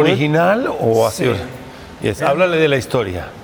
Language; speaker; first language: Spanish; native; Spanish